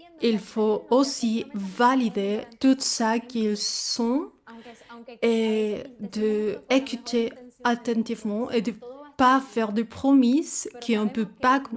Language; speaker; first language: French; non-native, fluent; Spanish